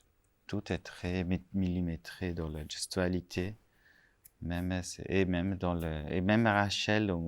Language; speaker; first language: French; non-native, fluent; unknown